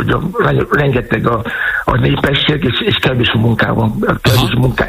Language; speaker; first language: Hungarian; non-native, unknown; Yoruba